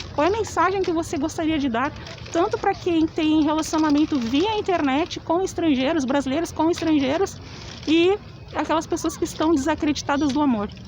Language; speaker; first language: Portuguese; native; Portuguese